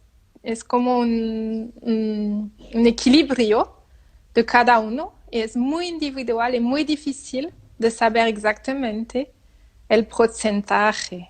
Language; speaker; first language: Spanish; non-native, learner; French